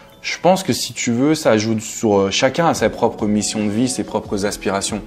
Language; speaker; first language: French; native; French